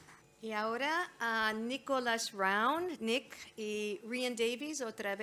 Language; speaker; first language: Spanish; non-native, fluent; English